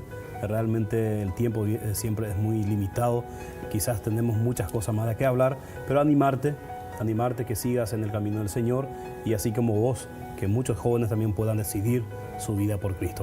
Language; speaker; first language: Spanish; native; Spanish